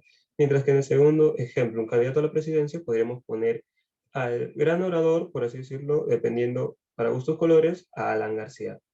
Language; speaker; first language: Spanish; native; Spanish